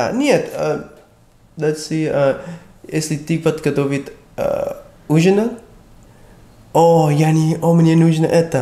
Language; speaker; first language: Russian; non-native, learner; English